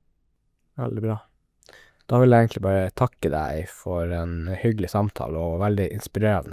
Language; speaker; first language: Norwegian; native; Norwegian